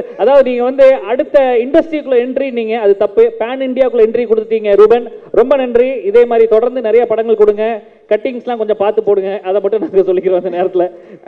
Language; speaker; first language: Tamil; native; Tamil